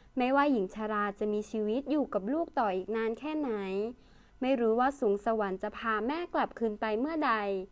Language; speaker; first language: Thai; early bilingual, other home language; Lao